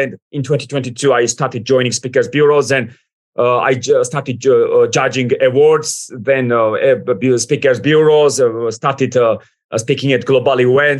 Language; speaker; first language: English; non-native, fluent; Georgian